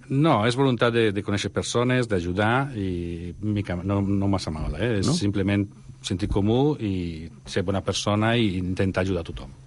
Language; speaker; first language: Catalan; non-native, learner; Italian